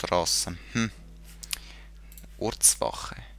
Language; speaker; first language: German; native; German